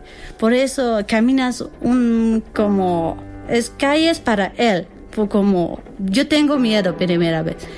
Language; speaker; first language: Spanish; non-native, learner; Persian